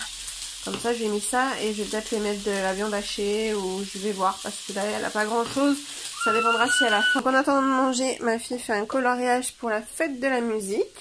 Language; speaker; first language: French; native; French